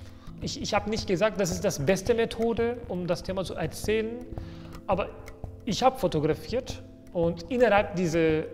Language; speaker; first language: German; non-native, fluent; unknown